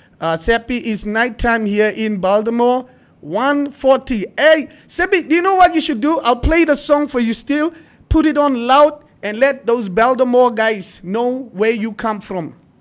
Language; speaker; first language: English; non-native, local second language; Afrikaans